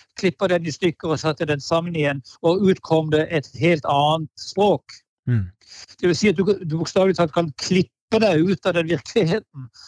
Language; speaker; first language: Norwegian; native; Norwegian